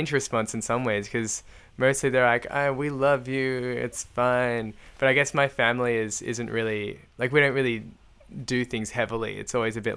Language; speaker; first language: English; native; English